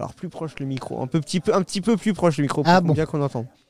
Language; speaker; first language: French; native; French